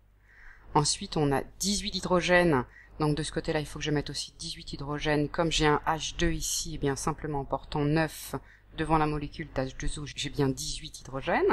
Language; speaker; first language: French; native; French